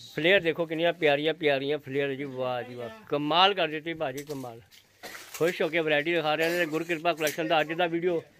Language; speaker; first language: Hindi; non-native, local second language; Punjabi